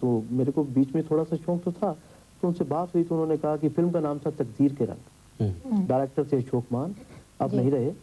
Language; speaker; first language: Hindi; early bilingual, heritage; Hindi